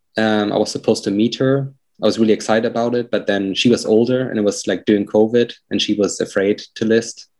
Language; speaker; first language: English; non-native, fluent; German